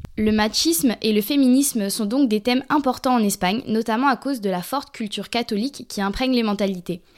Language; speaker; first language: French; native; French